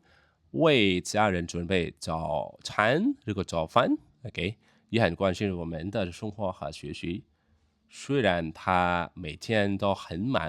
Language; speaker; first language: Chinese; non-native, fluent; Khmer